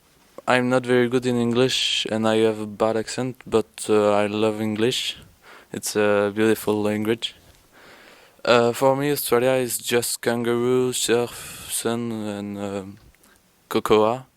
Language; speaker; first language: English; non-native, learner; French